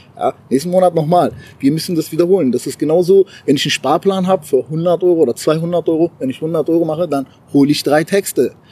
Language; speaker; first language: German; early bilingual, other home language; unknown